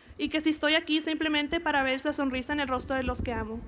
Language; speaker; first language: Spanish; early bilingual, other home language; English